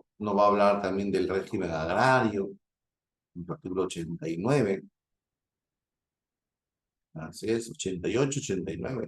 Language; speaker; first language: Spanish; native; Spanish